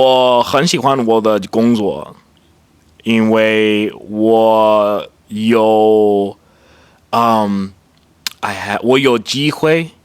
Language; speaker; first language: Chinese; non-native, learner; English